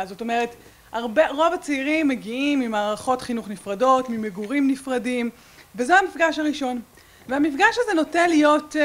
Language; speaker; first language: Hebrew; native; Hebrew